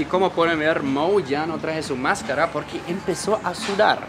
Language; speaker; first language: Spanish; non-native, fluent; German